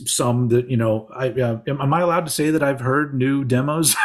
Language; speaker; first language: English; native; English